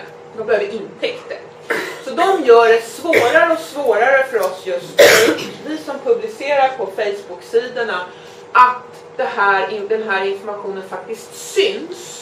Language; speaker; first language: Swedish; native; Swedish